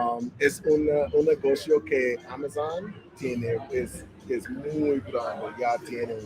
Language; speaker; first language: Spanish; non-native, learner; English